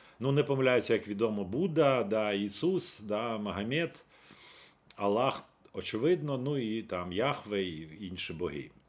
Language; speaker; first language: Ukrainian; native; Ukrainian